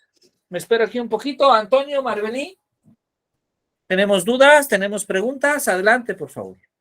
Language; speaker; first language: Spanish; native; Spanish